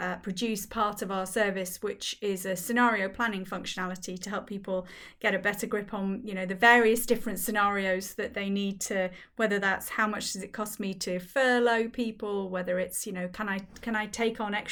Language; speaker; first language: English; native; English